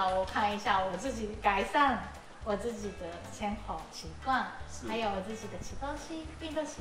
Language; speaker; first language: Chinese; non-native, learner; Japanese